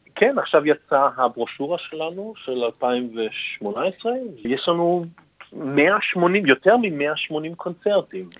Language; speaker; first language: Hebrew; early bilingual, heritage; Hebrew